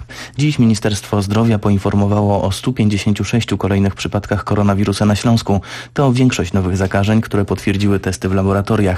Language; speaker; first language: Polish; native; Polish